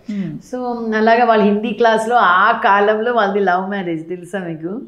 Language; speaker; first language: Telugu; non-native, local second language; Malayalam